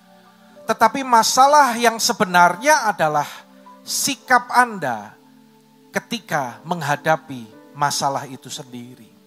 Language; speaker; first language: Indonesian; native; Indonesian